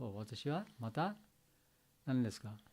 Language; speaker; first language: Japanese; non-native, learner; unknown